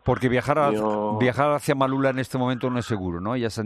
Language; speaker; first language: Spanish; native; Spanish